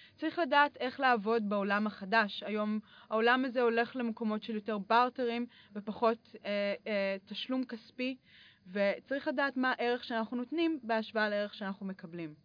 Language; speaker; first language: Hebrew; early bilingual, other home language; English